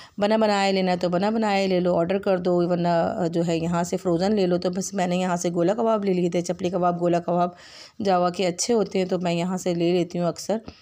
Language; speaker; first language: Urdu; native; Urdu